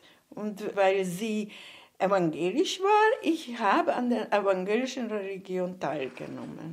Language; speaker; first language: German; non-native, fluent; Hungarian